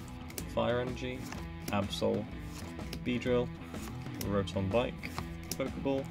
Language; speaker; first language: English; native; English